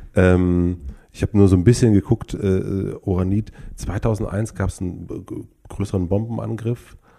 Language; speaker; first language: German; native; German